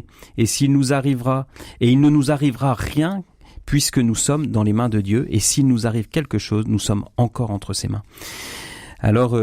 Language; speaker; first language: French; native; French